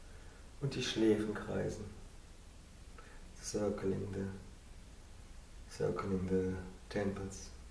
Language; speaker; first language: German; non-native, fluent; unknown